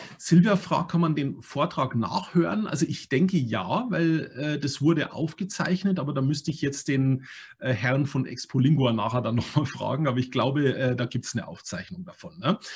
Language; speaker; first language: German; native; German